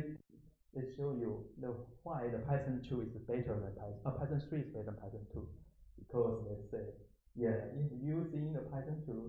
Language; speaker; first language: English; non-native, learner; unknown